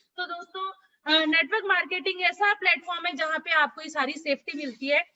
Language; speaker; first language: Hindi; native; Hindi